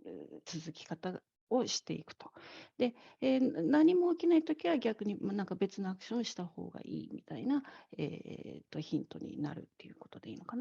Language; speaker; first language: Japanese; native; Japanese